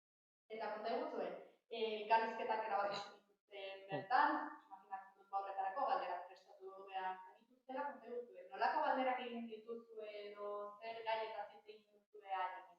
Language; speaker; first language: Basque; native; Basque